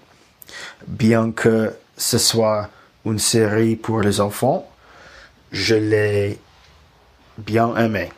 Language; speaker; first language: French; non-native, learner; Russian